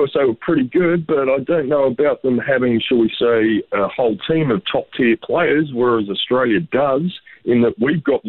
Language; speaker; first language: English; native; English